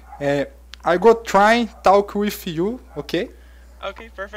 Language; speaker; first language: English; non-native, learner; Portuguese